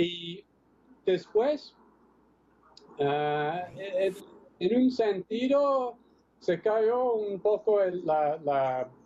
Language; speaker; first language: Spanish; non-native, fluent; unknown